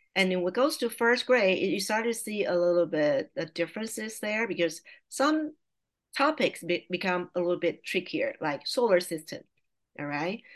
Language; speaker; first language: English; non-native, fluent; Chinese